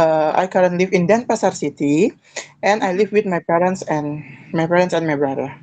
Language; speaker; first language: English; non-native, learner; Indonesian